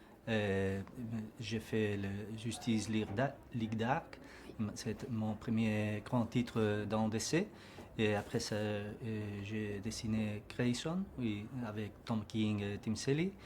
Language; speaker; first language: French; non-native, learner; Spanish